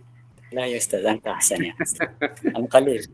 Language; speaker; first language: Arabic; non-native, learner; Malay